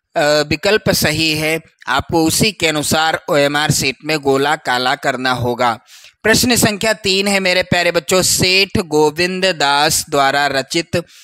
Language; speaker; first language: Hindi; native; Hindi